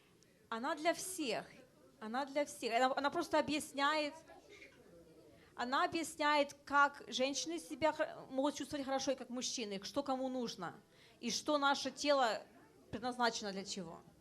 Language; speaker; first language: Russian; early bilingual, heritage; Russian